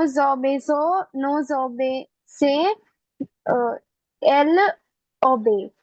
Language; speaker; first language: French; non-native, learner; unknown